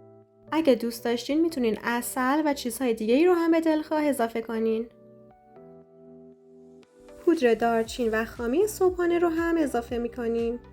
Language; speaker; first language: Persian; native; Persian